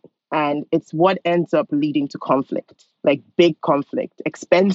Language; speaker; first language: English; non-native, local second language; Yoruba